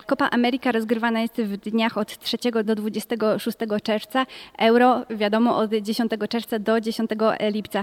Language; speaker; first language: Polish; native; Polish